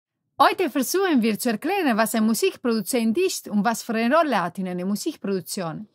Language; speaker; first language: German; non-native, learner; Italian